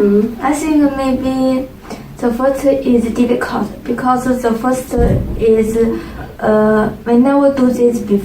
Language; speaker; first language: English; non-native, learner; Chinese